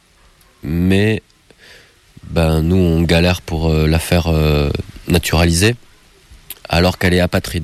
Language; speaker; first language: French; native; French